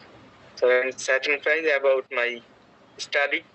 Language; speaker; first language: English; non-native, learner; Bangla